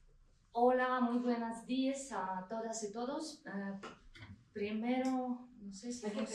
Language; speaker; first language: Spanish; non-native, fluent; Ukrainian